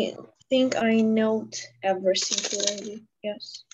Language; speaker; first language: English; non-native, fluent; Ukrainian